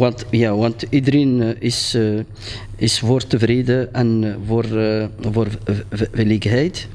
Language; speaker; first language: Dutch; non-native, fluent; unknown